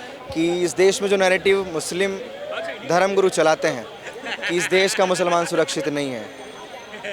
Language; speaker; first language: Hindi; native; Hindi